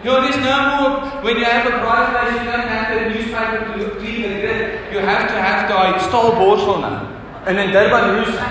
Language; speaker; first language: English; non-native, local second language; Afrikaans